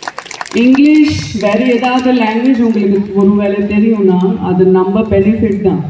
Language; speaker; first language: Tamil; non-native, local second language; Gujarati